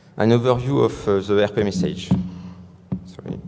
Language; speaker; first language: English; non-native, fluent; French